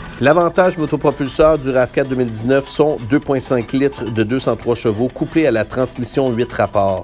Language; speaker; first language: French; native; French